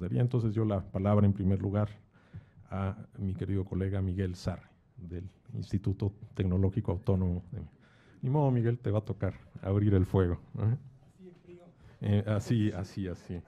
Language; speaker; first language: Spanish; native; Spanish